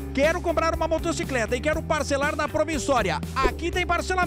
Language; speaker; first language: Portuguese; native; Portuguese